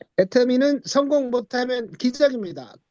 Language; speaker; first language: Korean; native; Korean